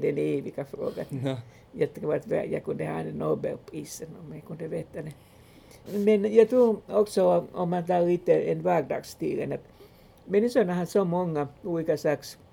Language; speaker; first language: Swedish; non-native, local second language; Finnish